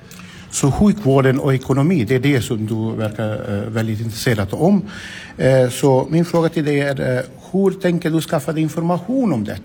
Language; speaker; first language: Swedish; non-native, fluent; Romany